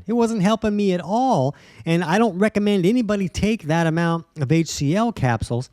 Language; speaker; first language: English; native; English